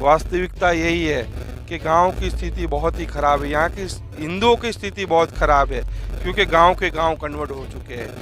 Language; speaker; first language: Hindi; native; Hindi